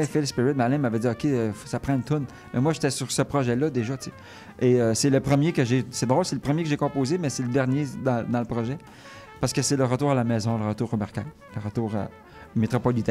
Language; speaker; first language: French; native; French